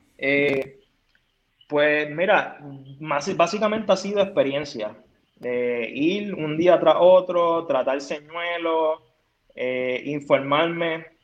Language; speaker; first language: Spanish; native; Spanish